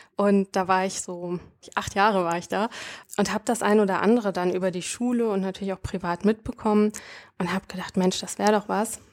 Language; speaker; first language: German; native; German